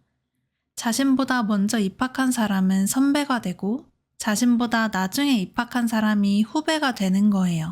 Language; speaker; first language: Korean; native; Korean